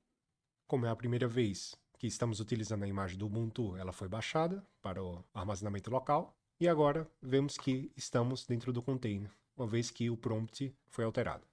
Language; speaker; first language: Portuguese; native; Portuguese